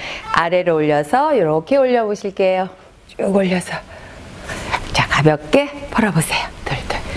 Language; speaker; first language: Korean; native; Korean